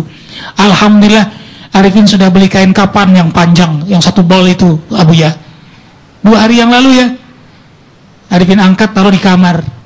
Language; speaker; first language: Indonesian; native; Indonesian